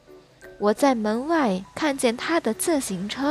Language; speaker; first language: Chinese; non-native, fluent; Indonesian